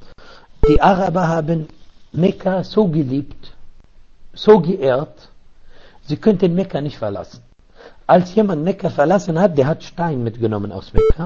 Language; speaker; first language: German; non-native, fluent; Arabic